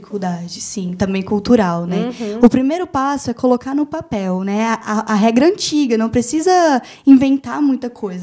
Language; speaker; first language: Portuguese; native; Portuguese